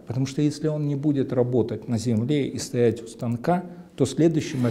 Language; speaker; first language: Russian; native; Russian